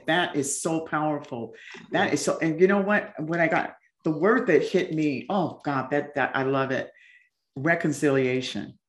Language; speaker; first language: English; native; English